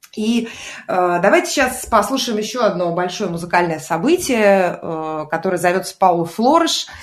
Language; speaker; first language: Russian; native; Russian